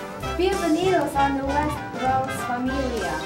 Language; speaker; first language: Spanish; non-native, learner; English